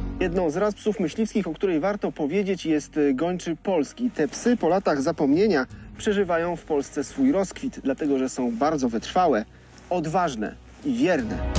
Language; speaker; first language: Polish; native; Polish